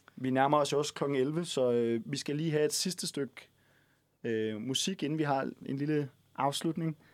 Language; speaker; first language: Danish; native; Danish